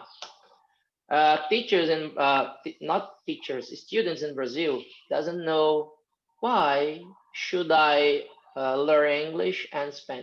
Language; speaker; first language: English; non-native, fluent; Portuguese